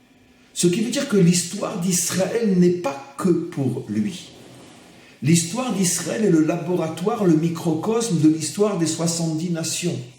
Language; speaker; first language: French; native; French